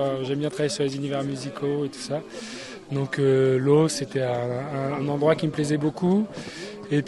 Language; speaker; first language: French; native; French